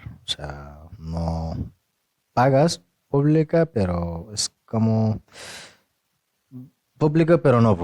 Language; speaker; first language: Spanish; non-native, fluent; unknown